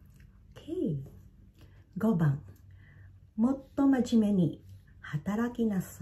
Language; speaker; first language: Japanese; non-native, fluent; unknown